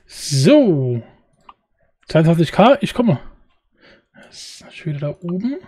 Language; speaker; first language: German; native; German